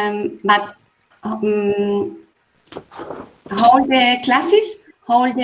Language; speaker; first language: English; non-native, fluent; Spanish